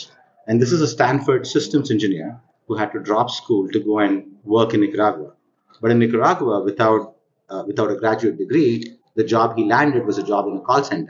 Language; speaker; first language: English; non-native, local second language; Kannada